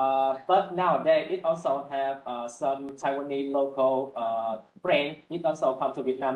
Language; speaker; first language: English; non-native, fluent; Vietnamese